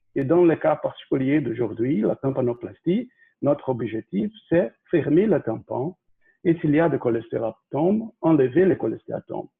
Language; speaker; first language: French; non-native, fluent; Portuguese